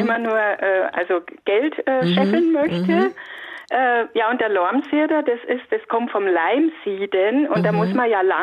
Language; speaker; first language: German; native; German